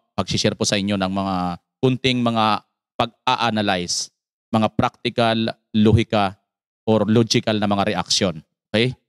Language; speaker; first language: Filipino; native; Filipino